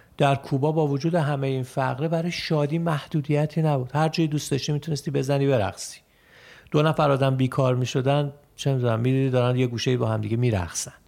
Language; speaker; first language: Persian; native; Persian